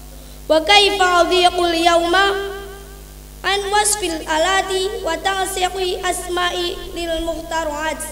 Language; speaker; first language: Arabic; non-native, learner; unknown